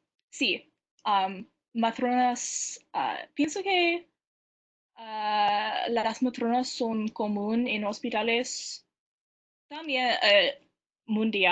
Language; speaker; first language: Spanish; non-native, learner; English